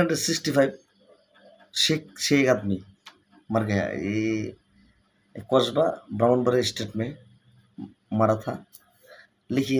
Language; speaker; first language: Hindi; non-native, learner; Bangla